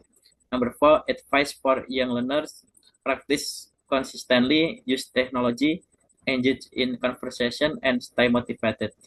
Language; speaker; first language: English; non-native, learner; Indonesian